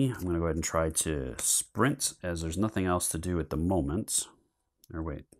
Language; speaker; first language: English; native; English